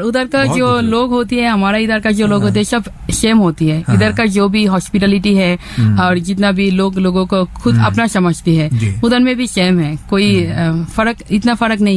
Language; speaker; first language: Hindi; non-native, fluent; Bangla